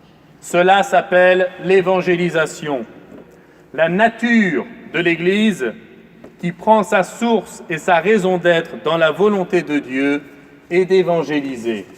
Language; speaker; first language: French; native; French